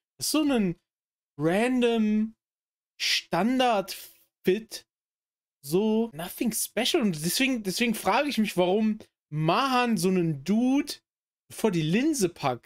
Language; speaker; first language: German; native; German